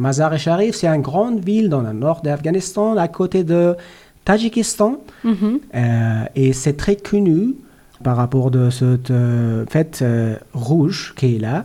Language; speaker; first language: French; non-native, learner; Persian